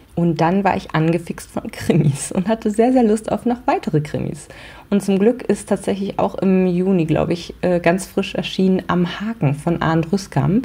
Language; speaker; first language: German; native; German